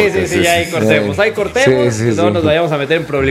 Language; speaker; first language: Spanish; native; Spanish